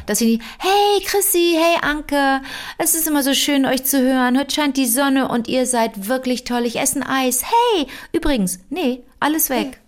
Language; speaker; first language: German; native; German